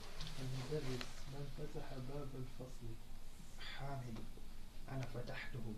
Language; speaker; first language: Arabic; non-native, learner; French